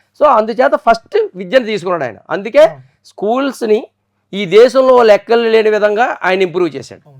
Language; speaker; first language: Telugu; native; Telugu